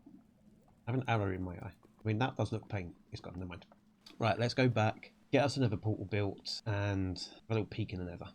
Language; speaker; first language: English; native; English